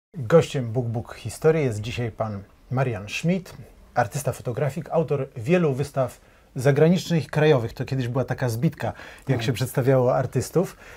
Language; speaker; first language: Polish; native; Polish